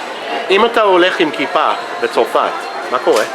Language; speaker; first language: Hebrew; non-native, fluent; English